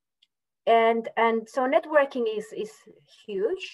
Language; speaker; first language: English; non-native, fluent; Spanish